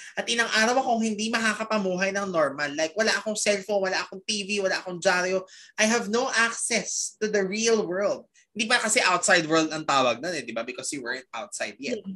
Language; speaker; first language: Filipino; native; Filipino